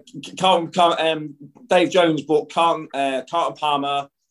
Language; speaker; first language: English; native; English